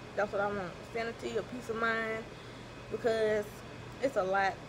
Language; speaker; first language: English; native; English